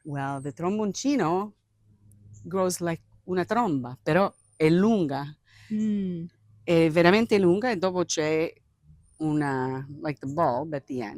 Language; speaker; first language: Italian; early bilingual, heritage; Italian